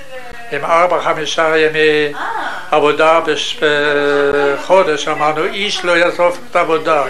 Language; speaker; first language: Hebrew; non-native, fluent; German